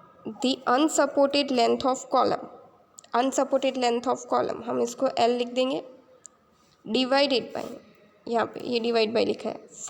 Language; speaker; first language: Hindi; native; Hindi